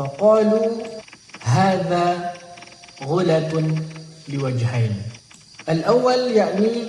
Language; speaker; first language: Arabic; non-native, learner; Indonesian